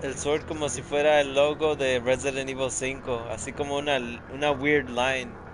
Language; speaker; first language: Spanish; early bilingual, other home language; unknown